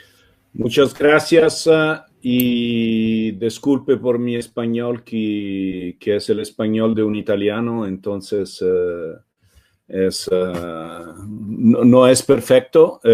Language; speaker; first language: Spanish; non-native, fluent; Italian